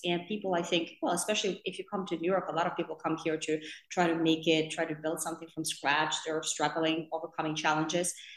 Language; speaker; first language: English; non-native, fluent; Finnish